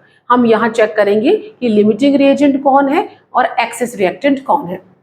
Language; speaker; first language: Hindi; native; Hindi